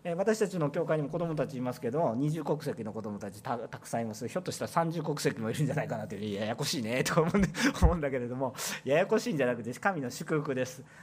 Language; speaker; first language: Japanese; native; Japanese